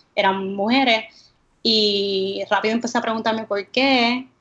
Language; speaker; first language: Spanish; native; Spanish